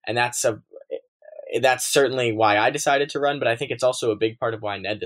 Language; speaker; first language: English; native; English